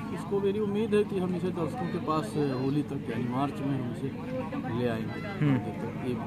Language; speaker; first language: Hindi; native; Hindi